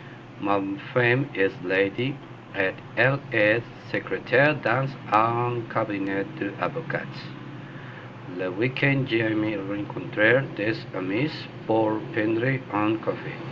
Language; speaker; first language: French; non-native, learner; Spanish